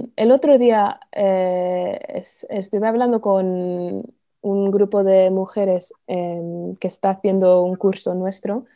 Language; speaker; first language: Spanish; non-native, fluent; English